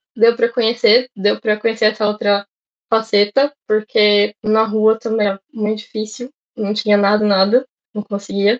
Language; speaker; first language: Portuguese; native; Portuguese